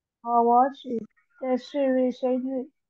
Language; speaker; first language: Chinese; non-native, learner; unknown